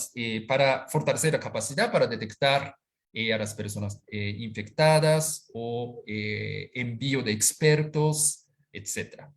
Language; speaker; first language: Spanish; non-native, fluent; Japanese